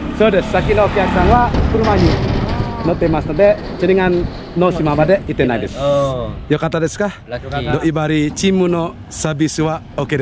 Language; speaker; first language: Japanese; non-native, local second language; Indonesian